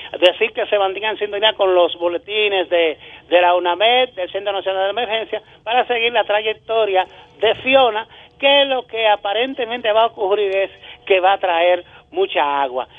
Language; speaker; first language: Spanish; native; Spanish